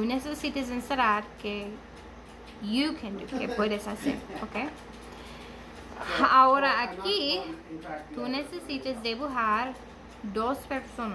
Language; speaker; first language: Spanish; non-native, learner; English